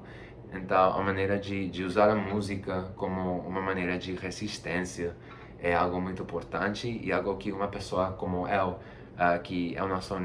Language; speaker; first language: Portuguese; non-native, fluent; Spanish